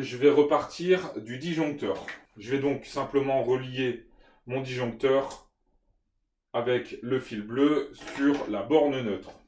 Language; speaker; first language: French; native; French